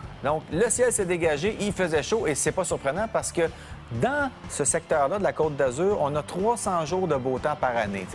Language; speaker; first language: French; native; French